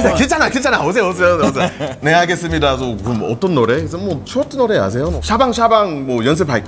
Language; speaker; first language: Korean; non-native, learner; English